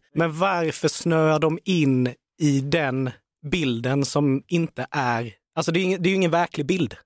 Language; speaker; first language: Swedish; native; Swedish